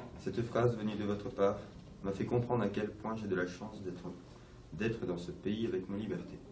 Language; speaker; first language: French; native; French